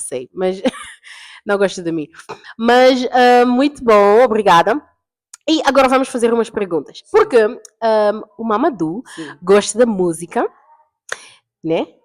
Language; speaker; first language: Portuguese; non-native, fluent; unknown